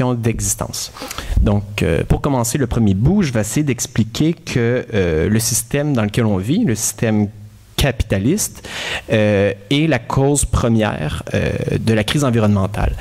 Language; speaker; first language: French; native; French